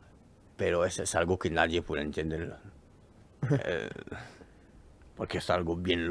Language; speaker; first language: Spanish; non-native, learner; French